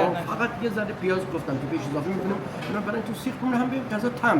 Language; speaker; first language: Persian; non-native, local second language; Azerbaijani